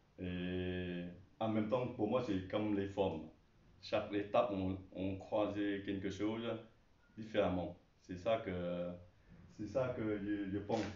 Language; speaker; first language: French; non-native, learner; Chinese